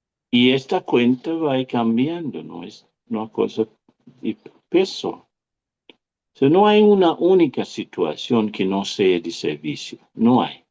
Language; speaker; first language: Spanish; non-native, fluent; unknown